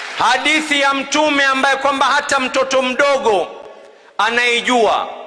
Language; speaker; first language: Swahili; native; Swahili